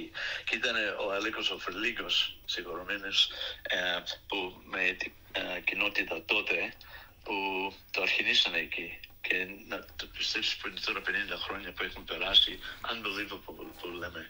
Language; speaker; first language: Greek; early bilingual, other home language; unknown